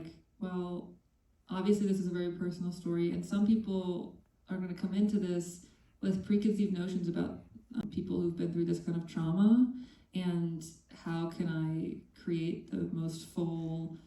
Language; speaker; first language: English; native; English